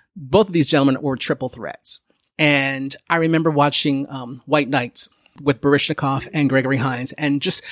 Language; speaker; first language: English; native; English